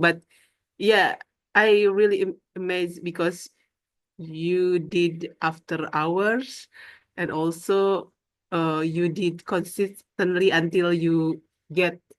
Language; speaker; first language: English; non-native, learner; Indonesian